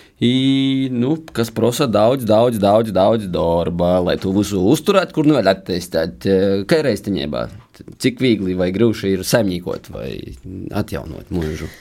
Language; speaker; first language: Latvian; native; Latvian